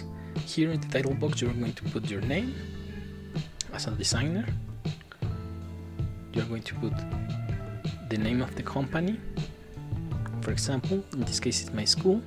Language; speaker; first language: English; non-native, fluent; Spanish